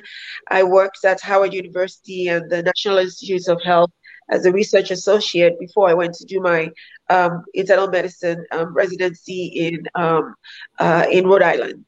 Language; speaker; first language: English; non-native, local second language; Yoruba